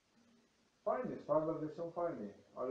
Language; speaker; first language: Polish; non-native, learner; Ukrainian